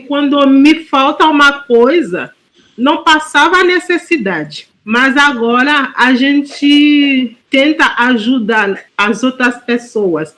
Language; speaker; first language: Portuguese; non-native, fluent; Haitian Creole